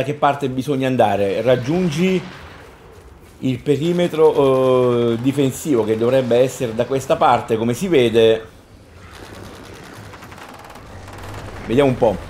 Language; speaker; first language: Italian; native; Italian